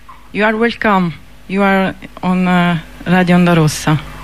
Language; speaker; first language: English; non-native, learner; Italian